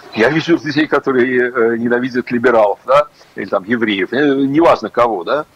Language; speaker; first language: Russian; native; Russian